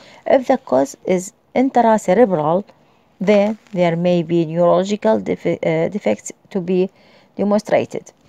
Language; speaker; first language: English; non-native, fluent; Arabic